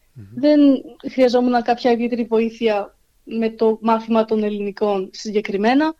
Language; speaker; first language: Greek; early bilingual, heritage; Greek